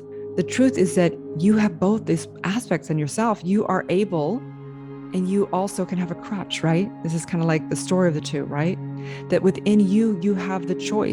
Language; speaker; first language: English; native; English